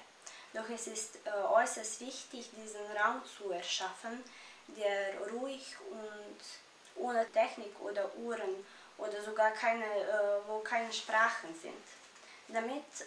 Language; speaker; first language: German; non-native, fluent; Serbian